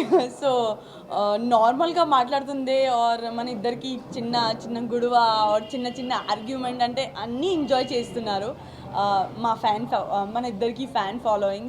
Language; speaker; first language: Telugu; non-native, learner; Gujarati